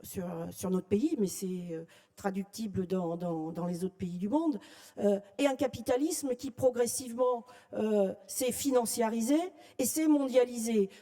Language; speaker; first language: French; native; French